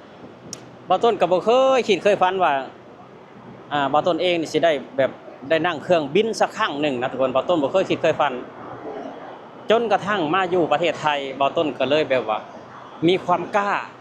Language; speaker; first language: Thai; non-native, local second language; Lao